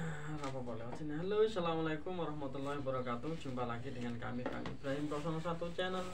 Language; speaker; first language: Indonesian; non-native, local second language; Javanese